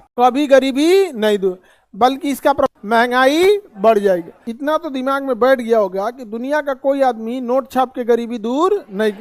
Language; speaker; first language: Hindi; native; Hindi